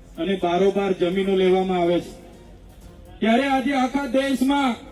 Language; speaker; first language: Gujarati; non-native, local second language; Vasavi